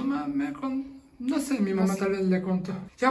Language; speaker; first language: Spanish; non-native, fluent; Turkish